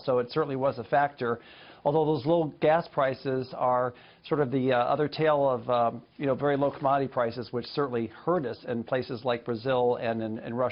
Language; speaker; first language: English; native; English